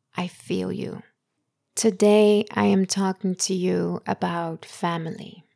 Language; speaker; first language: English; early bilingual, other home language; Persian